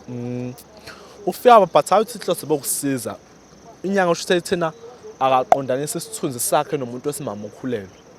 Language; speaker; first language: Zulu; native; Zulu